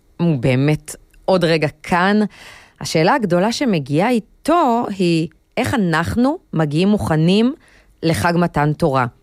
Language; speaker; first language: Hebrew; native; Hebrew